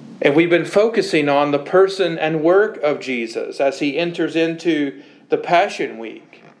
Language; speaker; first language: English; native; English